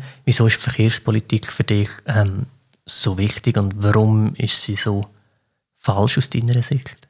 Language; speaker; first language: German; native; German